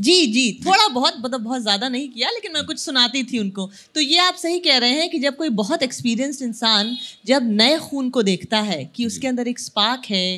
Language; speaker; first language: Hindi; native; Hindi